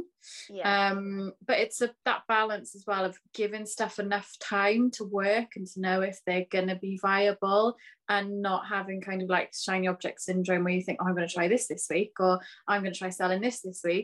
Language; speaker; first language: English; native; English